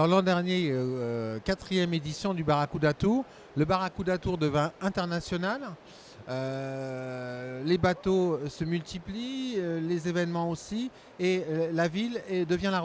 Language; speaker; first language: French; native; French